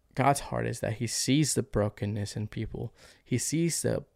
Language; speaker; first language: English; early bilingual, other home language; Spanish